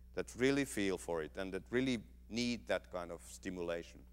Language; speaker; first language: English; non-native, fluent; Finnish